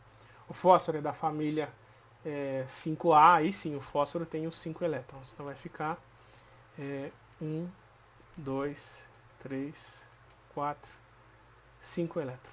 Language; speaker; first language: Portuguese; native; Portuguese